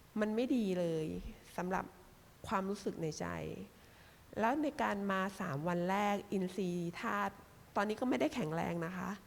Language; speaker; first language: Thai; native; Thai